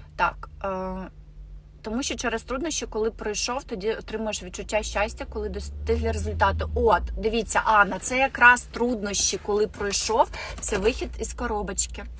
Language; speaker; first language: Ukrainian; non-native, local second language; Russian